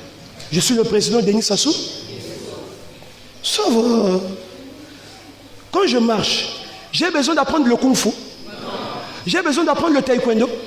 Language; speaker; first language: French; non-native, local second language; Lingala